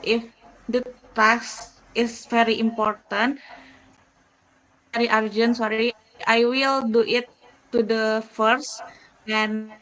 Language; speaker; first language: English; non-native, learner; Indonesian